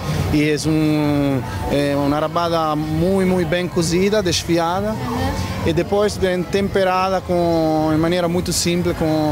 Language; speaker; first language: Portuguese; non-native, learner; Italian